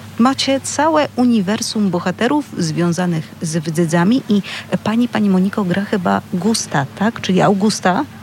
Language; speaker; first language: Polish; native; Polish